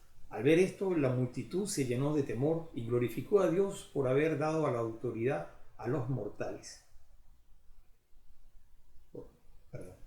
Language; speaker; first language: Spanish; native; Spanish